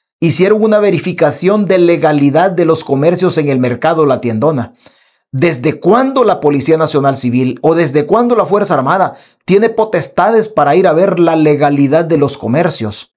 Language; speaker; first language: Spanish; native; Spanish